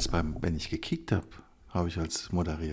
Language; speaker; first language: German; native; German